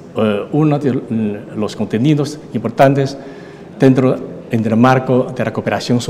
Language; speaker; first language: Spanish; non-native, fluent; Chinese